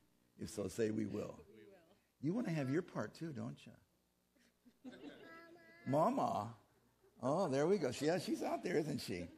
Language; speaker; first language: English; native; English